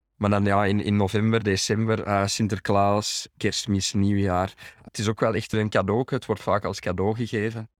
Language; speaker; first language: Dutch; native; Dutch